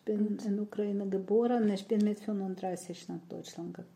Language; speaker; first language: German; non-native, fluent; Russian